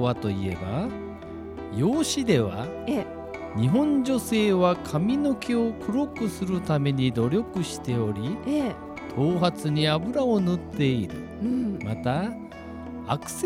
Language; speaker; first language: Japanese; native; Japanese